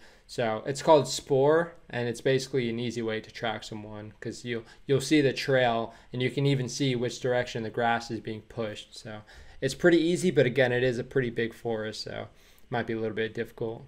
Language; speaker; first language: English; native; English